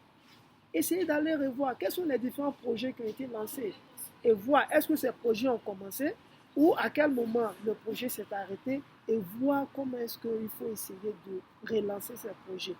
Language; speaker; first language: French; non-native, fluent; Yoruba